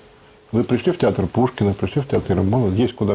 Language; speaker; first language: Russian; native; Russian